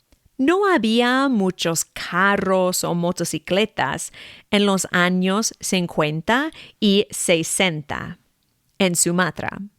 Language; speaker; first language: Spanish; non-native, fluent; English